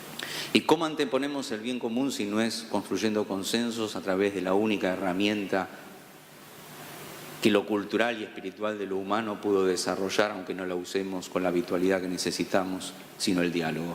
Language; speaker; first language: Spanish; native; Spanish